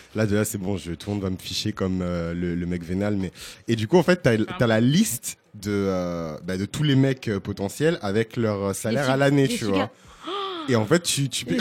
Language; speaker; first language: French; native; French